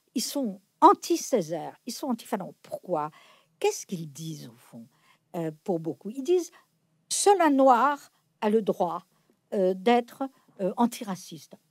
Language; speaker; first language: French; native; French